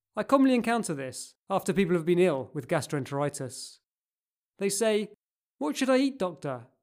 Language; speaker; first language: English; native; English